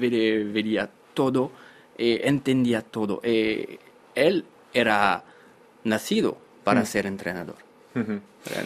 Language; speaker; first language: Spanish; non-native, fluent; French